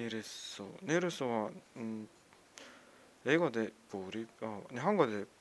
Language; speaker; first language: Japanese; non-native, learner; Mongolian